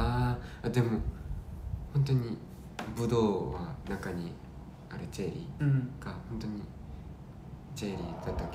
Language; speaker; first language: Japanese; non-native, fluent; Korean